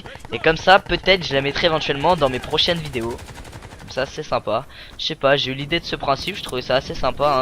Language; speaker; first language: French; native; French